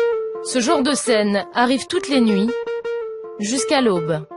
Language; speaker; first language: French; native; French